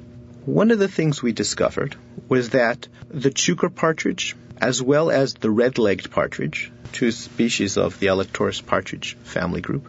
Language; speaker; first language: English; native; English